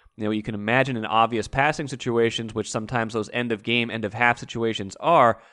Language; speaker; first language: English; native; English